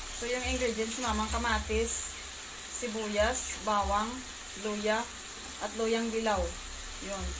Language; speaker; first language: Filipino; non-native, local second language; Hiligaynon